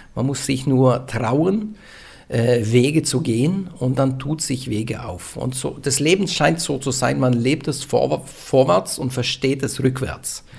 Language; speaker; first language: German; non-native, fluent; Norwegian